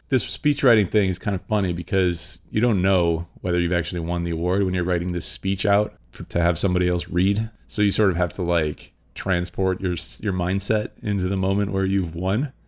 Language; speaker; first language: English; native; English